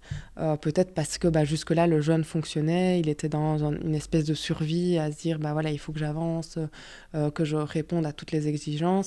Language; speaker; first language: French; native; French